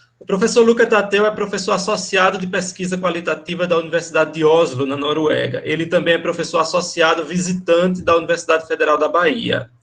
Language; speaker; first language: Portuguese; native; Portuguese